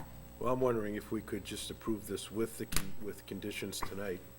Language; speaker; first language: English; native; English